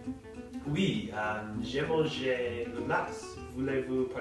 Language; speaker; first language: French; non-native, learner; English